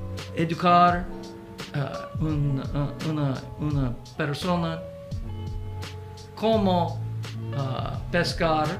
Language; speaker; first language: Spanish; non-native, learner; English